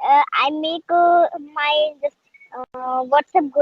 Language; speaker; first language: English; non-native, learner; Hindi